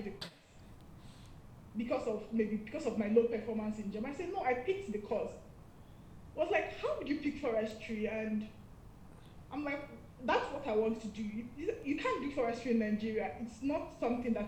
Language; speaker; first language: English; non-native, local second language; Igbo